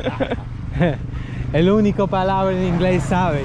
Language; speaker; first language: Spanish; non-native, learner; English